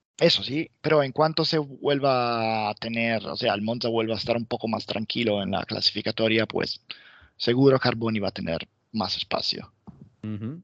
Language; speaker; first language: Spanish; non-native, fluent; Italian